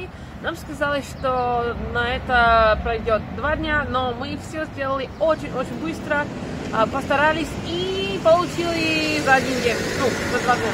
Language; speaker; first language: Russian; non-native, fluent; English